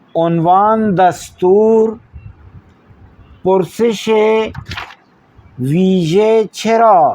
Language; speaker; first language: Persian; non-native, fluent; Urdu